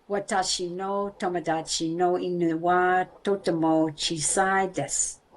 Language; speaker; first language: Japanese; non-native, learner; English